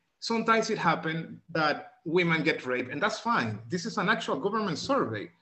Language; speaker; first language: English; non-native, fluent; Spanish